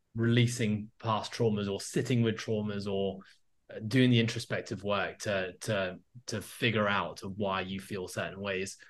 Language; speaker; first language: English; native; English